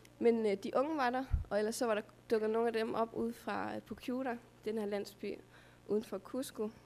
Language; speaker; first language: Danish; native; Danish